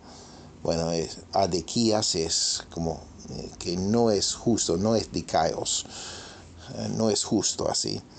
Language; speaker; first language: Spanish; non-native, fluent; English